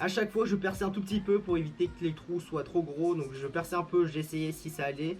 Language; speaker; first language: French; native; French